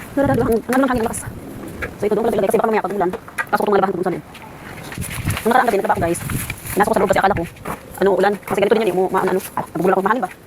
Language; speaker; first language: Filipino; non-native, local second language; Cebuano